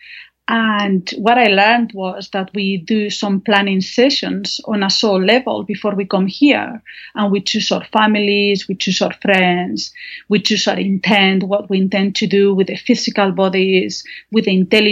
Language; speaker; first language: English; non-native, fluent; Spanish